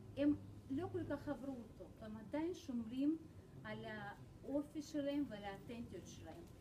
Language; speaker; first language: Hebrew; non-native, fluent; Russian